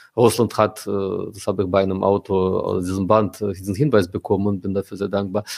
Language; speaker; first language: German; non-native, fluent; Russian